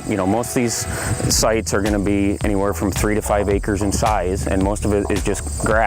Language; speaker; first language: English; native; English